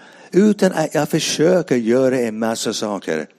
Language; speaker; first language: Swedish; non-native, fluent; English